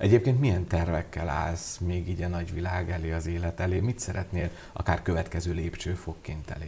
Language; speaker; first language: Hungarian; native; Hungarian